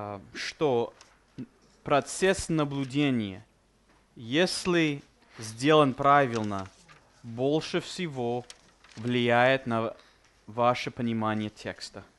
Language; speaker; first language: Russian; non-native, fluent; English